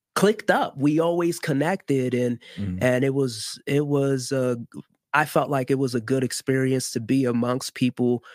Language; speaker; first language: English; early bilingual, other home language; Haitian Creole